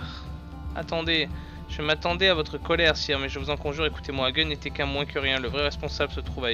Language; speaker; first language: French; native; French